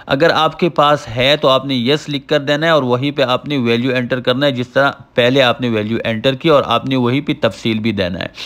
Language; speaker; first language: Urdu; native; Urdu